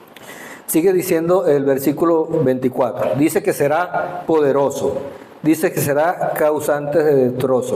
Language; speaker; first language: Spanish; native; Spanish